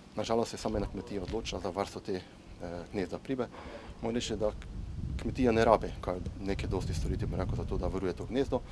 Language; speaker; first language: Slovenian; native; Slovenian